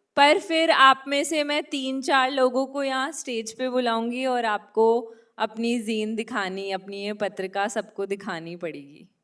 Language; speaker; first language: Hindi; native; Hindi